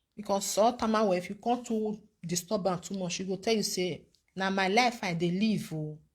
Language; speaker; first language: Nigerian Pidgin; non-native, local second language; Bini